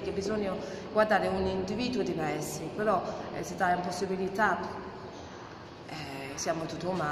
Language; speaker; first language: Italian; non-native, fluent; English